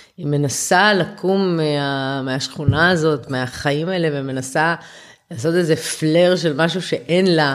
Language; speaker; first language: Hebrew; early bilingual, other home language; German